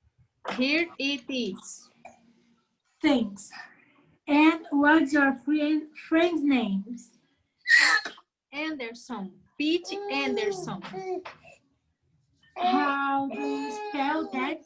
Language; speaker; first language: English; non-native, learner; Portuguese